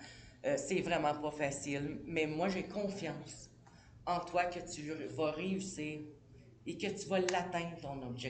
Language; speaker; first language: French; native; French